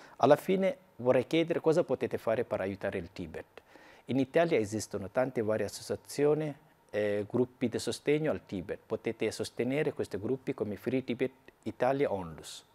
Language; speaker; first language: Italian; non-native, fluent; Tibetan